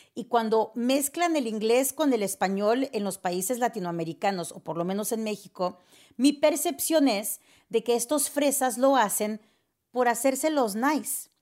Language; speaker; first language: Spanish; early bilingual, heritage; Spanish